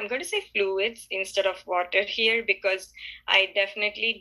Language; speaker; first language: English; non-native, local second language; Tamil